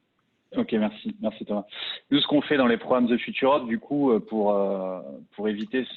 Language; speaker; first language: French; native; French